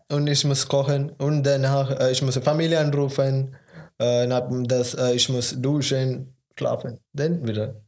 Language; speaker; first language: German; non-native, learner; Malayalam